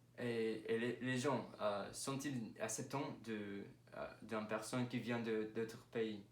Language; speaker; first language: French; non-native, learner; English